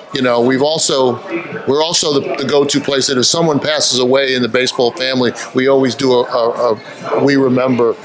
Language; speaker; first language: English; native; English